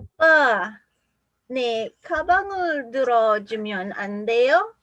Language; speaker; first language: Korean; non-native, learner; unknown